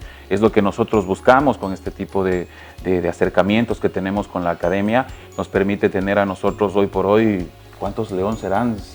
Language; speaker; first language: Spanish; native; Spanish